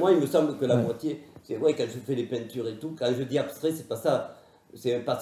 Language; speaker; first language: French; native; French